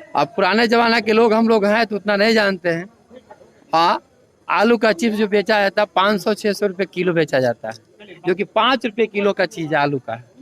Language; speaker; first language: Hindi; native; Hindi